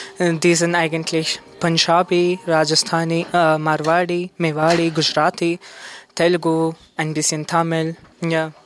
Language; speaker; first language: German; non-native, learner; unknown